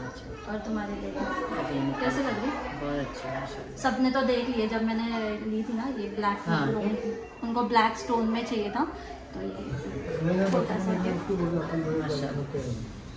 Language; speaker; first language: Hindi; native; Hindi